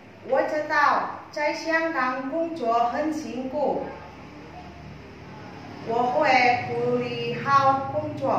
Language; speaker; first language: Chinese; non-native, learner; Indonesian